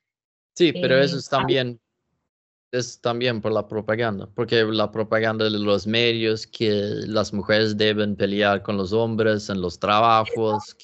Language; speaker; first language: Spanish; non-native, learner; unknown